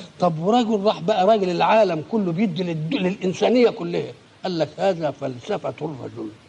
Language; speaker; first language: Egyptian Arabic; native; Egyptian Arabic